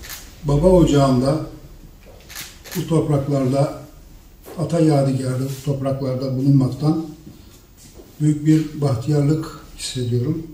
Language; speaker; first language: Turkish; native; Turkish